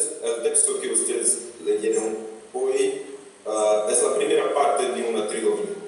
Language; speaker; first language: Spanish; non-native, fluent; Portuguese